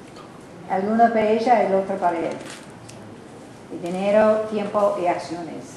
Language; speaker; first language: Spanish; non-native, learner; English